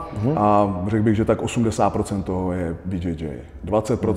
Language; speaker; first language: Czech; native; Czech